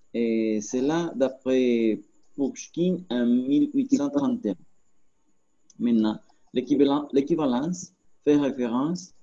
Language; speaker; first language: French; non-native, learner; Spanish